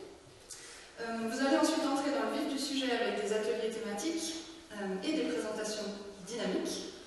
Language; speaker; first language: French; native; French